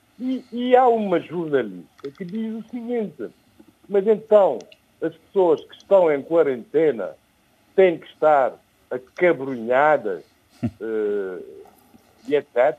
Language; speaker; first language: Portuguese; non-native, local second language; Kabuverdianu